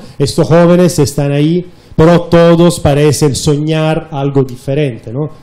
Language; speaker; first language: Spanish; non-native, fluent; Italian